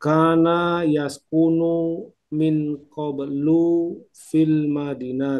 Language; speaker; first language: Arabic; non-native, learner; Indonesian